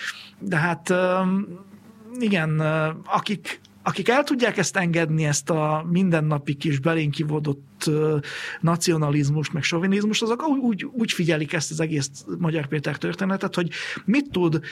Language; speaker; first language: Hungarian; native; Hungarian